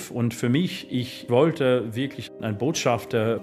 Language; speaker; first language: German; non-native, learner; English